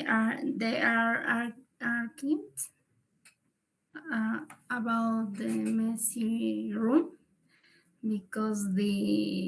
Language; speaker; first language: English; non-native, learner; Spanish